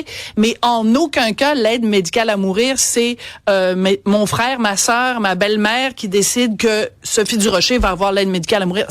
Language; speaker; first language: French; native; French